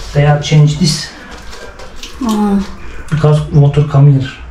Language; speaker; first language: English; non-native, learner; Turkish